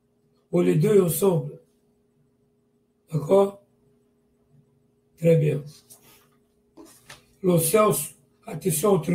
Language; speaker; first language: French; non-native, learner; Portuguese